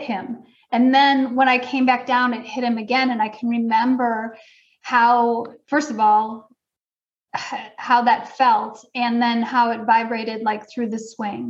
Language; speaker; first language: English; native; English